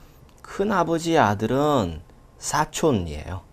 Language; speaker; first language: Korean; non-native, learner; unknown